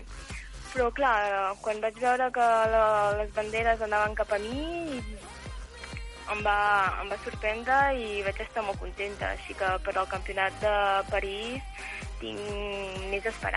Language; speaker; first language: Catalan; early bilingual, heritage; Catalan